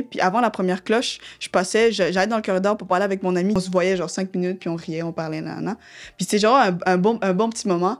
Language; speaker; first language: French; early bilingual, other home language; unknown